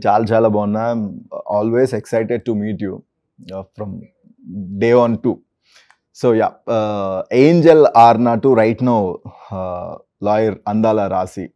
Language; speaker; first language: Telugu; native; Telugu